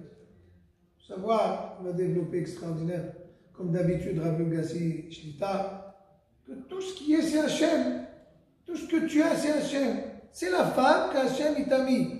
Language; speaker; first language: French; native; French